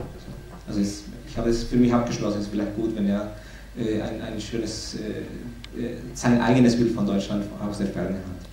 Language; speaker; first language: German; non-native, fluent; Spanish